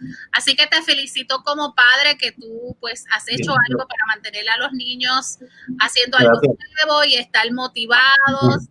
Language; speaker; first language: Spanish; early bilingual, heritage; Spanish